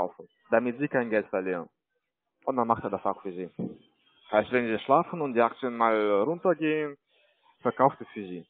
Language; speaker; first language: German; non-native, learner; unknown